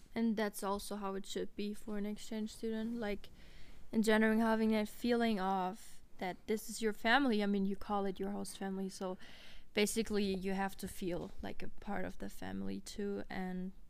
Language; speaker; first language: English; non-native, fluent; German